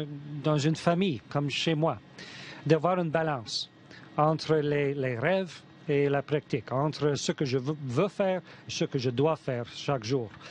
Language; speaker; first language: French; non-native, fluent; English